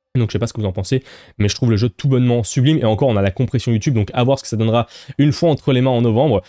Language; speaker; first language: French; native; French